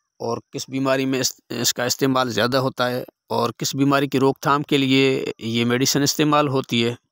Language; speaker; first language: Urdu; non-native, local second language; Sindhi